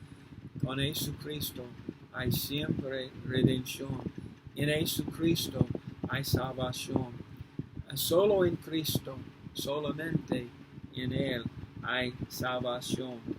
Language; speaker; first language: Spanish; non-native, fluent; English